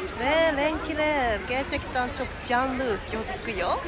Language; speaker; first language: Turkish; non-native, learner; Japanese